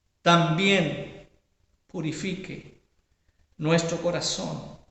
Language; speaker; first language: Spanish; native; Spanish